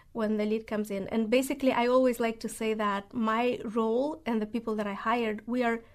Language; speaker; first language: English; non-native, fluent; Romanian